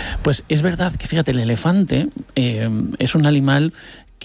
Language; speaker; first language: Spanish; native; Spanish